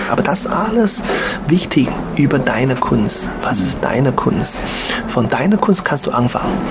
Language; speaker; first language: German; non-native, learner; Chinese